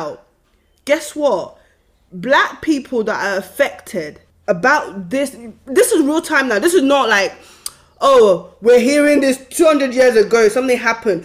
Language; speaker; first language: English; native; English